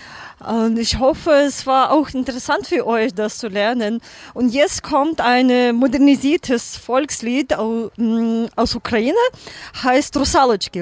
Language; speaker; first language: German; non-native, learner; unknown